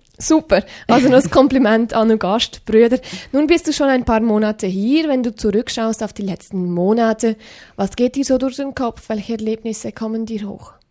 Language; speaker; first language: German; native; German